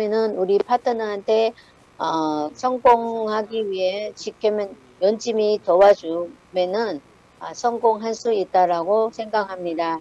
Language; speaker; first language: Korean; non-native, learner; Thai